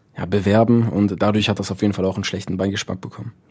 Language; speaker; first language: German; early bilingual, other home language; Dutch